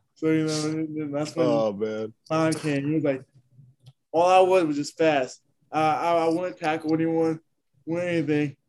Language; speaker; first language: English; non-native, fluent; Haitian Creole